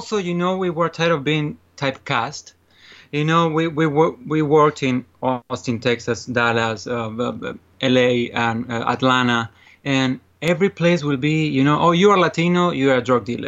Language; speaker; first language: English; non-native, fluent; Spanish